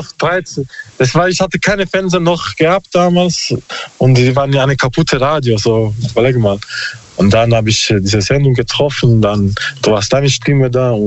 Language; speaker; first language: German; non-native, learner; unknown